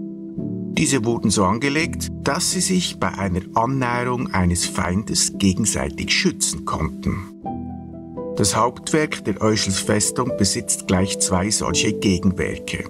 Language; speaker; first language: German; native; German